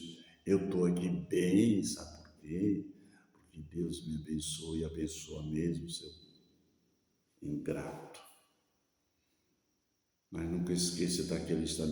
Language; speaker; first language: Portuguese; native; Portuguese